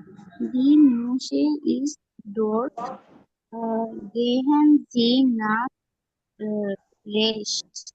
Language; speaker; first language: German; non-native, learner; Bangla